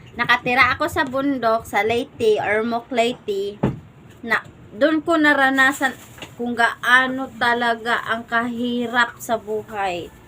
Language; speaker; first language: Filipino; non-native, local second language; Cebuano